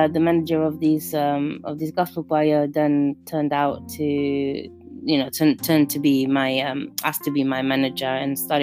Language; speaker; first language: English; non-native, fluent; Italian